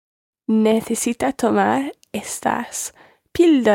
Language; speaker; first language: Spanish; non-native, learner; English